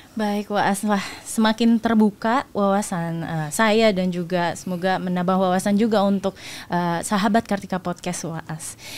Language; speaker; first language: Indonesian; native; Indonesian